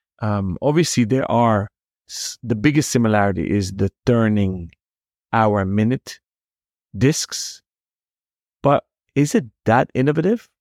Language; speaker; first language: English; non-native, fluent; Hebrew